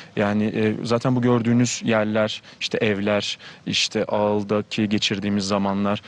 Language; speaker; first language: Turkish; native; Turkish